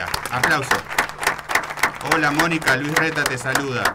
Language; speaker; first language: Spanish; native; Spanish